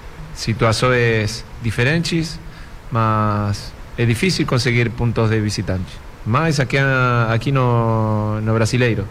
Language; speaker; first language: Portuguese; non-native, fluent; Spanish